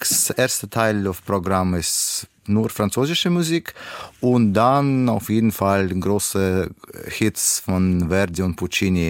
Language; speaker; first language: German; non-native, fluent; Russian